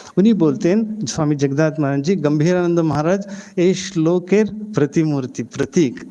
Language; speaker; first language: Bangla; non-native, local second language; Hindi